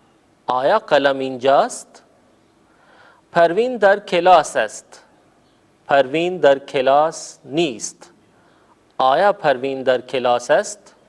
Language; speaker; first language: Persian; non-native, fluent; Urdu